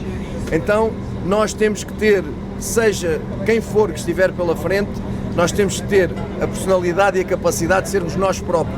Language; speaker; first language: Portuguese; native; Portuguese